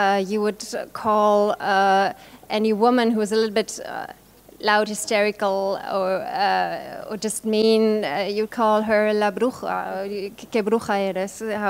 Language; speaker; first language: English; non-native, fluent; German